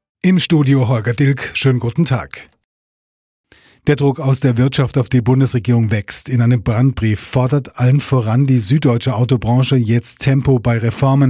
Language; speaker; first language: German; native; German